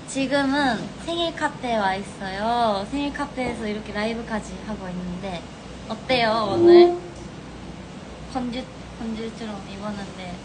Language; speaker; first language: Korean; non-native, fluent; Japanese